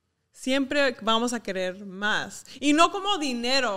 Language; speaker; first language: Spanish; early bilingual, heritage; Spanish